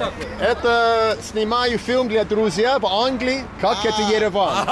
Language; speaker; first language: Russian; non-native, learner; English